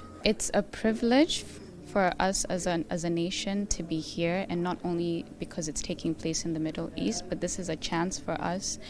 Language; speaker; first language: English; non-native, local second language; Arabic